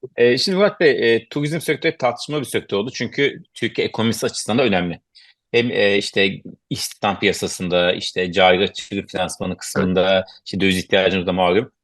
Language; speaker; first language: Turkish; native; Turkish